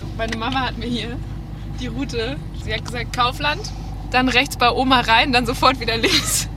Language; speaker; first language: German; native; German